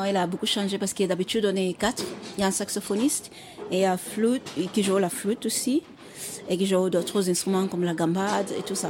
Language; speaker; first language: French; non-native, fluent; Xhosa